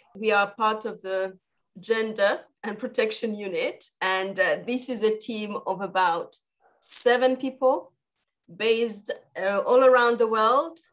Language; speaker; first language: English; non-native, local second language; Kinyarwanda